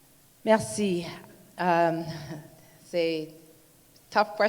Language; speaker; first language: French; non-native, learner; English